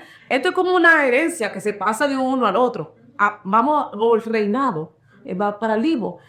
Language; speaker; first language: Spanish; early bilingual, heritage; Spanish